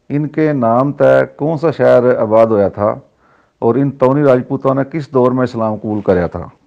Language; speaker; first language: Urdu; non-native, local second language; Haryanvi